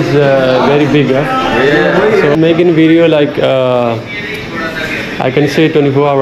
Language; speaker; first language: English; non-native, learner; Burmese